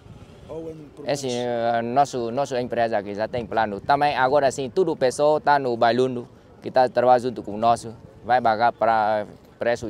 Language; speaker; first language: Portuguese; non-native, learner; Vietnamese